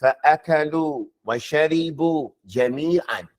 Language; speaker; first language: Arabic; non-native, fluent; English